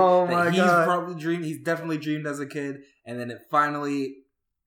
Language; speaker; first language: English; native; English